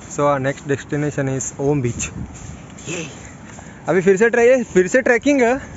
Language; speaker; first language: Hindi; non-native, local second language; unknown